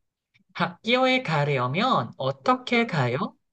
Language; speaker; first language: Korean; non-native, fluent; Indonesian